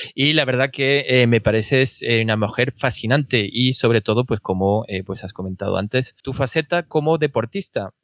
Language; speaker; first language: Spanish; non-native, fluent; French